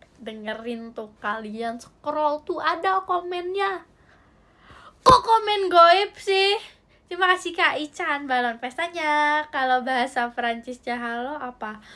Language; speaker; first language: Indonesian; native; Indonesian